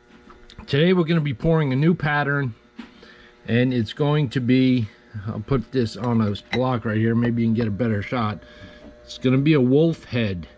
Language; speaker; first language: English; native; English